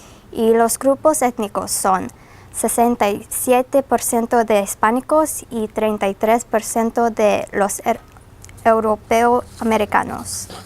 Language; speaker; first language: Spanish; non-native, fluent; English